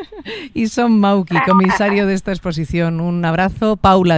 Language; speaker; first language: Spanish; native; Spanish